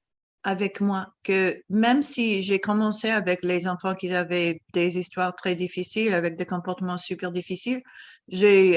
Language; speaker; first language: French; non-native, fluent; English